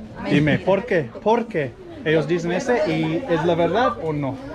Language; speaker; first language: Spanish; non-native, learner; English